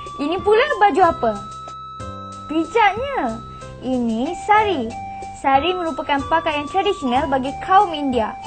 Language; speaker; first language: Malay; native; Malay